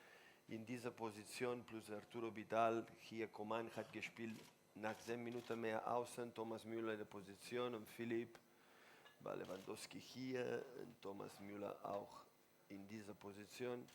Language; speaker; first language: German; non-native, learner; Spanish